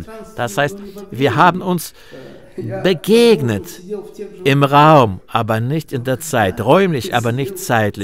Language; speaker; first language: German; non-native, fluent; Russian